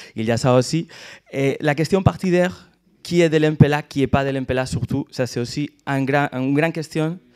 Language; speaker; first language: French; non-native, fluent; Catalan